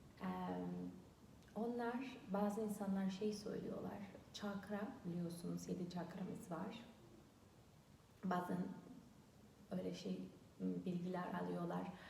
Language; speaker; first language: Turkish; non-native, fluent; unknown